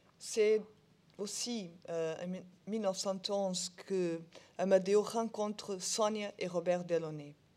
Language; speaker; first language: French; non-native, learner; Portuguese